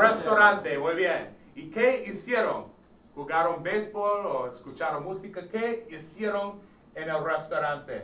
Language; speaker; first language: Spanish; non-native, fluent; English